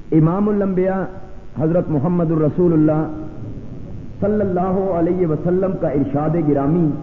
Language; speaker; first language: Urdu; non-native, local second language; Punjabi